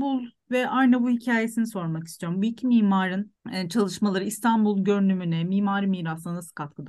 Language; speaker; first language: Turkish; native; Turkish